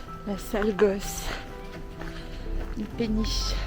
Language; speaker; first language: French; native; French